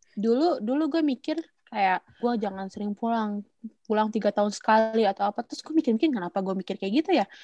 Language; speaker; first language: Indonesian; native; Indonesian